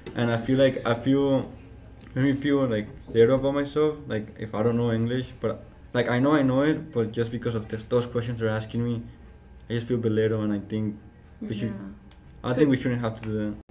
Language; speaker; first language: English; early bilingual, other home language; Spanish